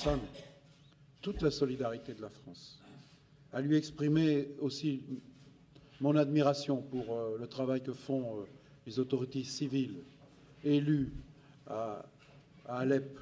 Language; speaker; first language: French; native; French